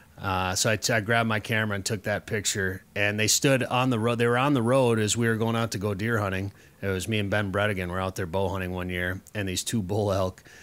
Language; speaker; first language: English; native; English